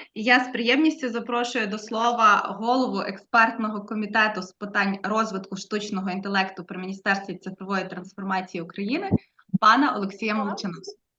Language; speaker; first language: Ukrainian; native; Ukrainian